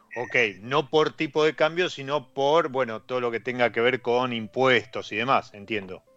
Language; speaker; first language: Spanish; native; Spanish